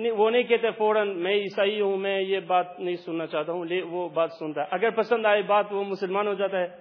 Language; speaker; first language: Urdu; non-native, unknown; Albanian